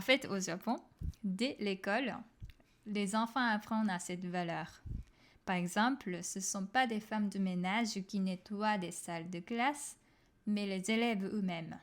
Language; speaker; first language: French; non-native, fluent; Japanese